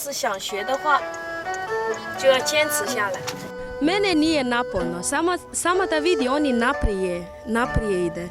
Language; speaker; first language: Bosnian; non-native, learner; Chinese